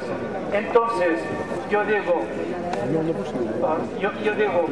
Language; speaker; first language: Spanish; non-native, fluent; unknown